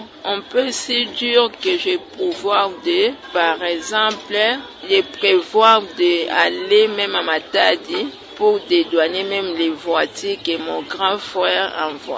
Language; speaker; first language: French; non-native, learner; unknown